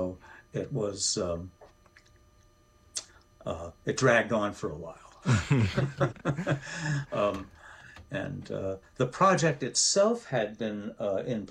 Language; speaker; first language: English; native; English